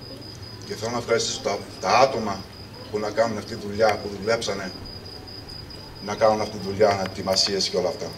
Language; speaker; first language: Greek; early bilingual, heritage; English